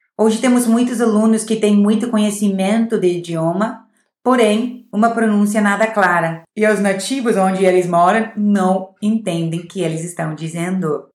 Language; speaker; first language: Portuguese; non-native, fluent; English